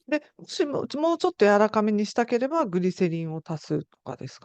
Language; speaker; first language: Japanese; native; Japanese